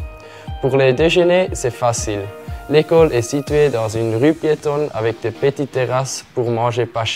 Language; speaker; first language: French; non-native, learner; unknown